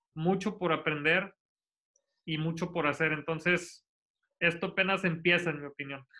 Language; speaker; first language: Spanish; native; Spanish